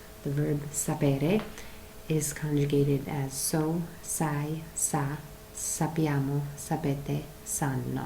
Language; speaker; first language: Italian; non-native, fluent; English